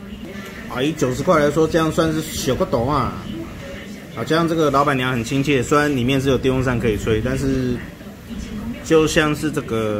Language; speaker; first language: Chinese; native; Chinese